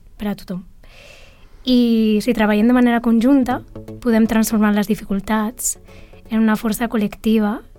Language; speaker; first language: Catalan; non-native, local second language; Spanish